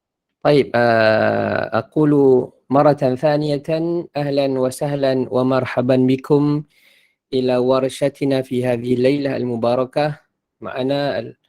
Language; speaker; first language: Arabic; non-native, fluent; Malay